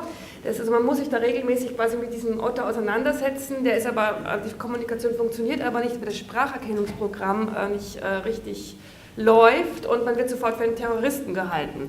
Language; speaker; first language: German; native; German